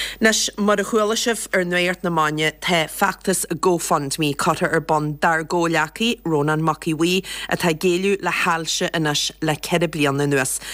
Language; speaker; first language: Irish; native; Irish